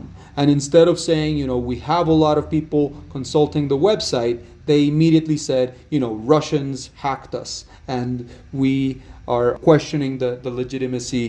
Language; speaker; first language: English; non-native, fluent; Spanish